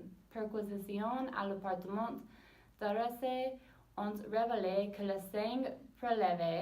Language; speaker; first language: French; non-native, learner; English